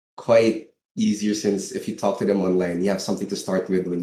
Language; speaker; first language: English; non-native, local second language; Filipino